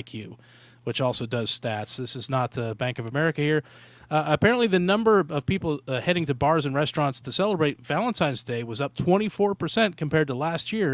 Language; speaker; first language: English; native; English